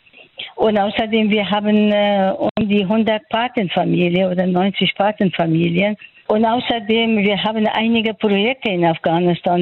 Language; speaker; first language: German; non-native, fluent; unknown